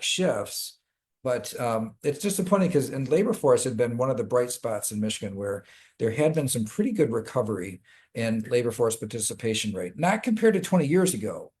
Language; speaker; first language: English; native; English